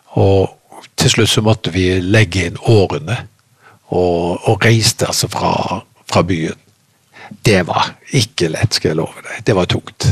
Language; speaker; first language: Norwegian; native; Norwegian